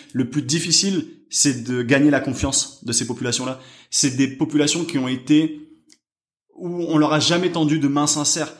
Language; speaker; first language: French; native; French